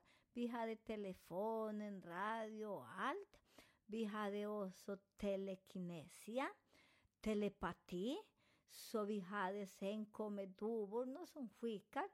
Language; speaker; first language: Swedish; non-native, fluent; Spanish